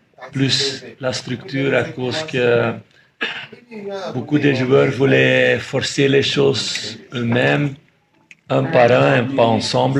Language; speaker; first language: French; non-native, fluent; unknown